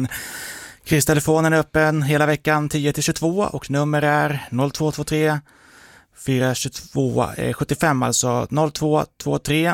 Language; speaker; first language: Swedish; native; Swedish